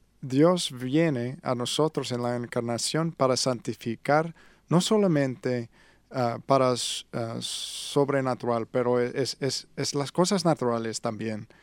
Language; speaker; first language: Spanish; non-native, learner; English